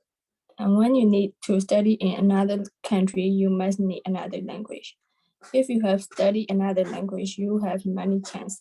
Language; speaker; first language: English; non-native, learner; Burmese